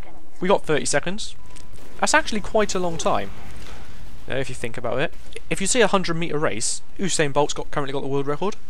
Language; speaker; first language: English; native; English